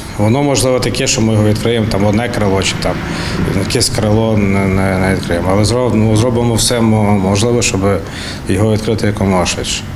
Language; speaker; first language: Ukrainian; native; Ukrainian